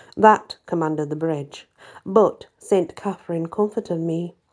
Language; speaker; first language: English; native; English